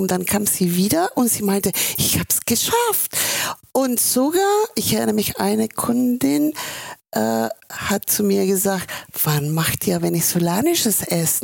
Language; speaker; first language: German; non-native, fluent; Spanish